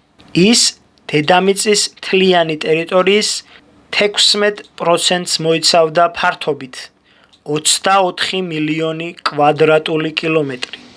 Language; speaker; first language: Georgian; native; Georgian